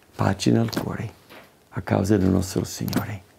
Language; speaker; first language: Italian; non-native, fluent; English